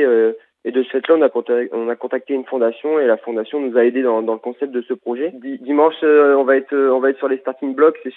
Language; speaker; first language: French; native; French